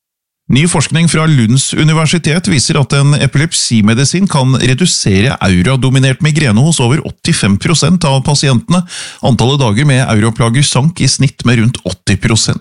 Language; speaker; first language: Norwegian; native; Norwegian